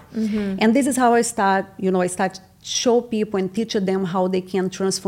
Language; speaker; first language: English; non-native, learner; Portuguese